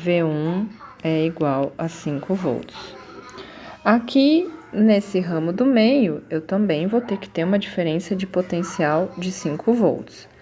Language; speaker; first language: Portuguese; native; Portuguese